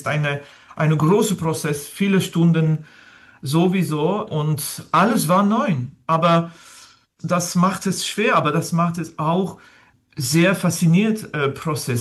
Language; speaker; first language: German; non-native, learner; French